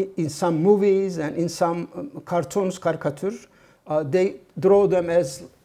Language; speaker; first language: English; non-native, fluent; Turkish